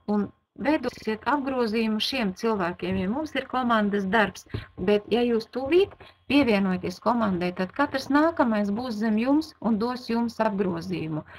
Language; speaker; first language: Latvian; non-native, local second language; Russian